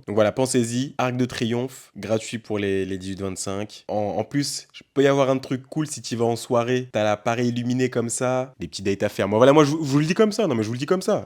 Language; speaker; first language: French; native; French